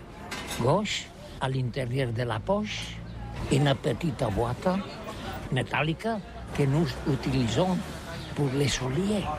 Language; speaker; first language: French; non-native, fluent; Catalan